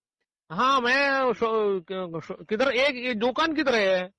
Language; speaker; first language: Hindi; non-native, local second language; Malayalam